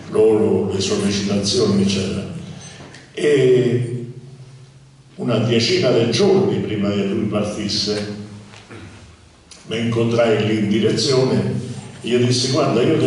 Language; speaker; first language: Italian; native; Italian